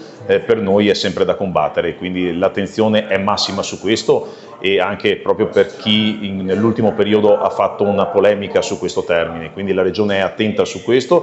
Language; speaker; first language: Italian; native; Italian